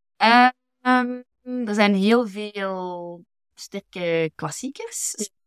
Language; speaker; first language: Dutch; native; Dutch